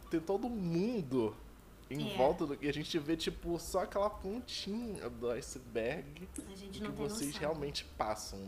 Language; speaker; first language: Portuguese; native; Portuguese